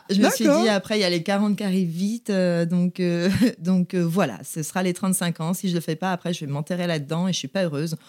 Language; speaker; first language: French; native; French